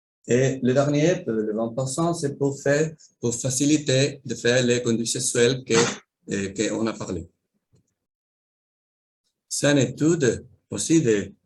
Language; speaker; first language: French; non-native, learner; Spanish